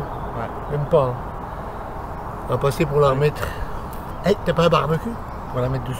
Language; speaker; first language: French; native; French